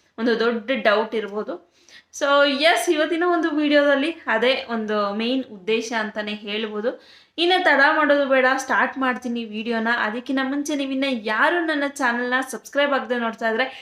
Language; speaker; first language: Kannada; native; Kannada